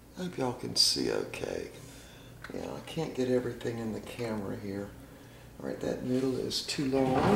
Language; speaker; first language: English; native; English